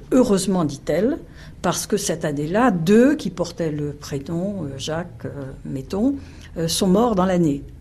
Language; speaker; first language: French; native; French